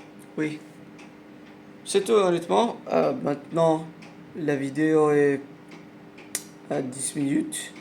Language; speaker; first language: French; non-native, learner; Arabic